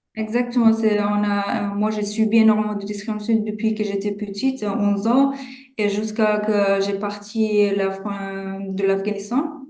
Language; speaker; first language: French; non-native, fluent; Persian